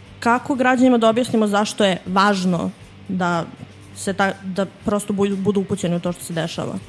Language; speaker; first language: Serbian; native; Serbian